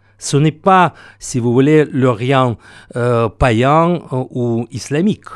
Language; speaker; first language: French; non-native, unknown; Russian